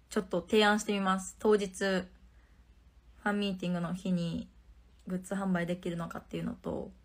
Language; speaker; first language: Japanese; native; Japanese